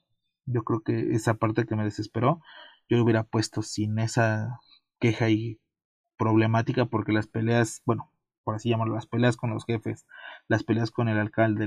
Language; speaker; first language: Spanish; native; Spanish